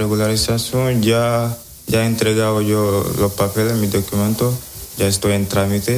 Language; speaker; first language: Spanish; non-native, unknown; Wolof